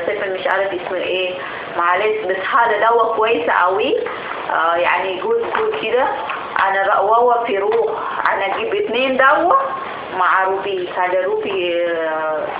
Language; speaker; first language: Arabic; non-native, learner; Indonesian